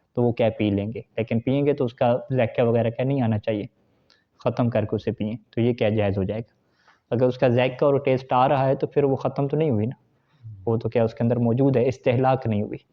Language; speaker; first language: Urdu; non-native, local second language; Punjabi